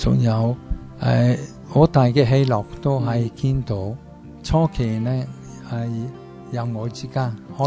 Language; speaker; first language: Cantonese; non-native, fluent; Italian